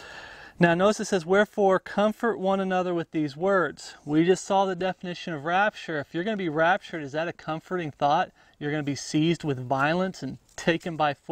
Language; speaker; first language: English; native; English